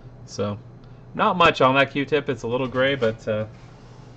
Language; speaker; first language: English; native; English